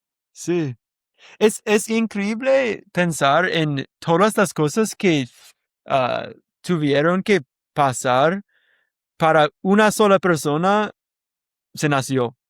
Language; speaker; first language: Spanish; non-native, learner; English